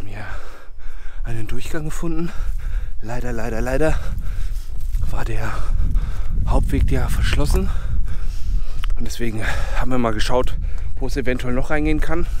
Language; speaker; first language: German; native; German